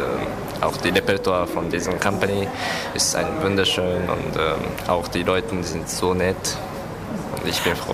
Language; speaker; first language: German; non-native, learner; Japanese